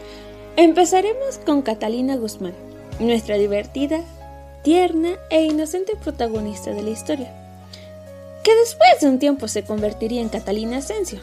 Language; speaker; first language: Spanish; native; Spanish